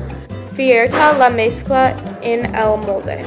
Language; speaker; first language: Spanish; non-native, learner; English